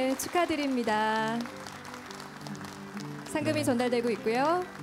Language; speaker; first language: Korean; native; Korean